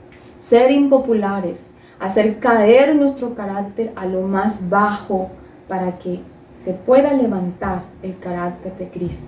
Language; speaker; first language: Spanish; native; Spanish